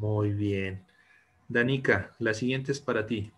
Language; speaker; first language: Spanish; native; Spanish